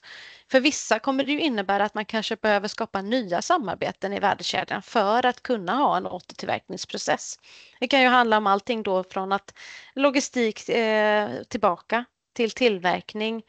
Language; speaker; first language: Swedish; native; Swedish